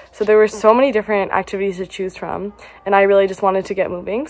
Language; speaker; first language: English; native; English